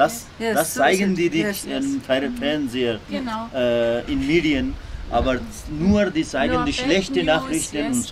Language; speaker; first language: German; non-native, learner; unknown